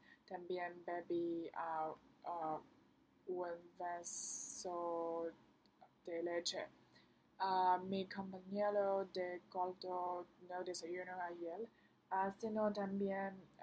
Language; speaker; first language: Spanish; non-native, learner; Chinese